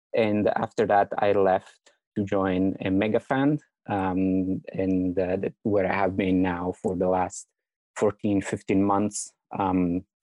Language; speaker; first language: English; non-native, fluent; Italian